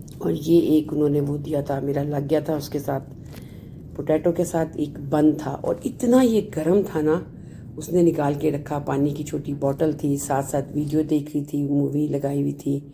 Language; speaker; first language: Urdu; native; Urdu